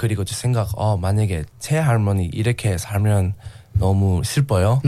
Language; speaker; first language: Korean; non-native, learner; English